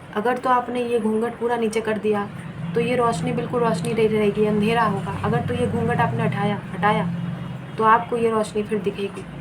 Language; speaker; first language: Hindi; non-native, local second language; Bangla